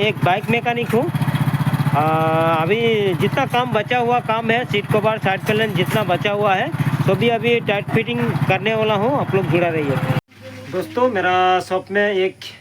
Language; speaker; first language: Hindi; non-native, local second language; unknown